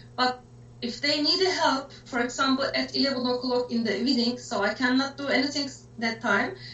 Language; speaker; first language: English; non-native, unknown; Turkish